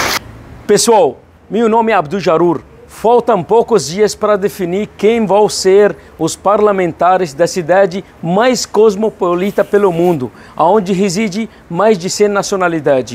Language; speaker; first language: Portuguese; non-native, fluent; Arabic